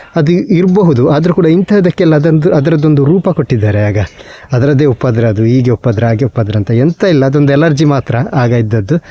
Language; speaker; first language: Kannada; non-native, local second language; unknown